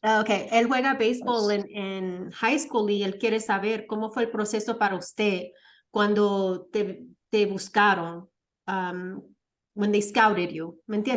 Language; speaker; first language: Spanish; early bilingual, heritage; Spanish